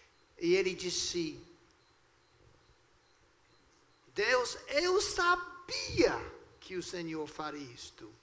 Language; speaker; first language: Portuguese; non-native, fluent; English